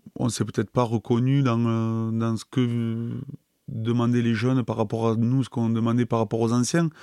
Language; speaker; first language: French; native; French